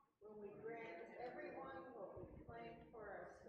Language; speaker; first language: English; native; English